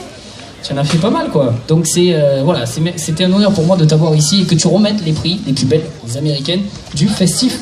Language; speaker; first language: French; native; French